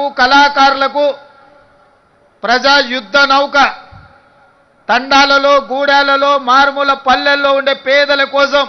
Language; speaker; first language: Telugu; native; Telugu